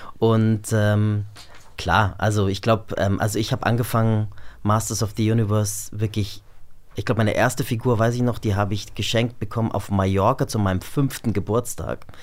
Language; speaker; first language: German; early bilingual, other home language; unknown